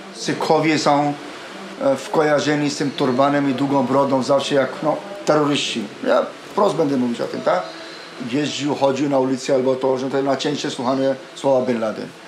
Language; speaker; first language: Polish; non-native, fluent; Punjabi